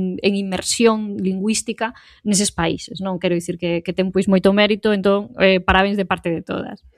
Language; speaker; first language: Galician; native; Galician